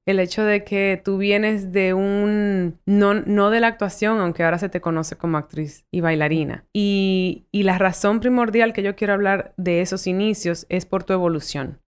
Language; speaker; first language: Spanish; early bilingual, heritage; Spanish